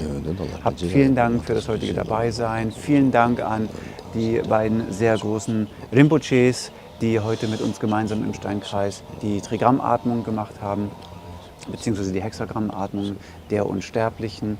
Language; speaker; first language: German; native; German